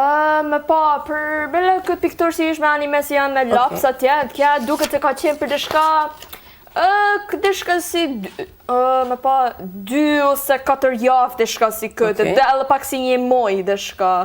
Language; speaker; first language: Albanian; early bilingual, heritage; Albanian